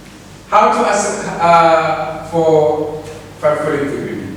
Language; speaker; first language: English; non-native, fluent; Indonesian